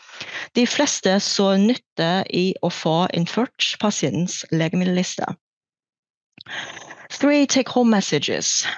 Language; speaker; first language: Norwegian; non-native, fluent; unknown